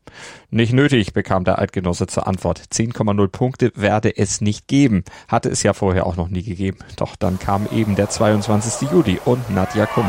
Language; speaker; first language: German; native; German